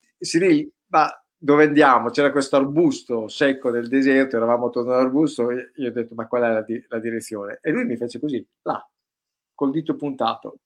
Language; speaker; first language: Italian; native; Italian